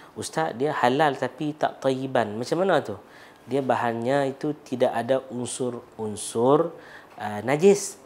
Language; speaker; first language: Malay; native; Malay